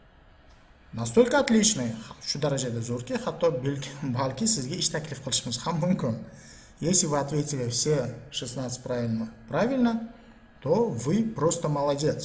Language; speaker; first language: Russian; non-native, local second language; Uzbek